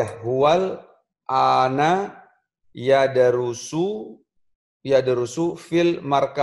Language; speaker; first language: Arabic; non-native, learner; Indonesian